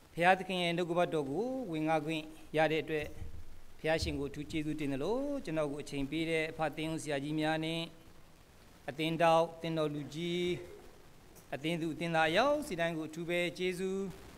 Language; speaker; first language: Burmese; non-native, local second language; Kachin